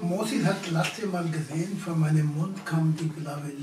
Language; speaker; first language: German; non-native, learner; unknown